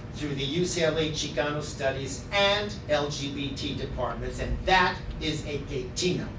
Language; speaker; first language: English; native; English